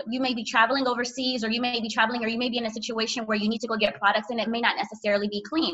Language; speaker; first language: English; native; English